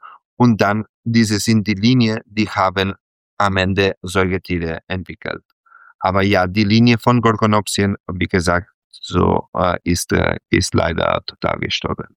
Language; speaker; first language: German; non-native, fluent; Catalan